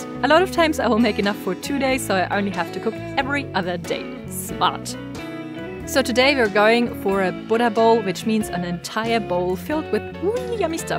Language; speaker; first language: English; non-native, fluent; German